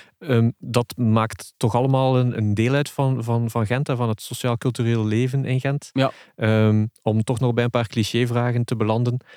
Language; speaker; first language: Dutch; native; Dutch